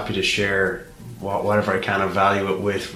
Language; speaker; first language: English; native; English